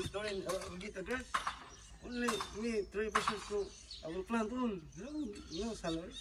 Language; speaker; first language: English; non-native, learner; Cebuano